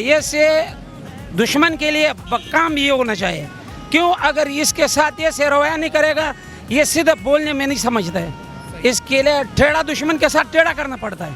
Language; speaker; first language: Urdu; non-native, local second language; Pashto